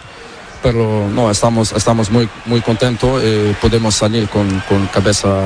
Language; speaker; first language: Spanish; non-native, learner; Portuguese